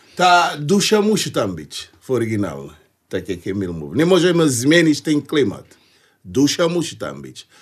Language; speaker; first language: Polish; non-native, fluent; Portuguese